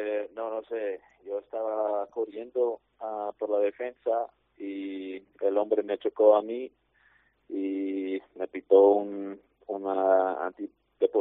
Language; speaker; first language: Spanish; non-native, fluent; English